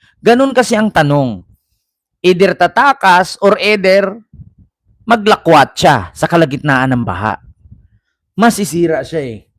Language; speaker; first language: Filipino; native; Filipino